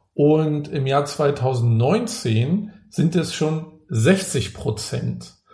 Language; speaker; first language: German; native; German